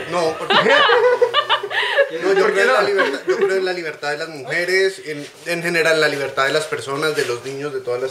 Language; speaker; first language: Spanish; native; Spanish